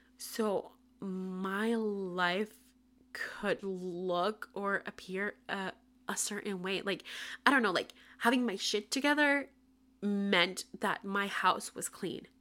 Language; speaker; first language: English; non-native, local second language; Spanish